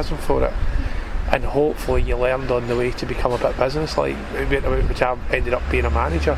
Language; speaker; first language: English; native; English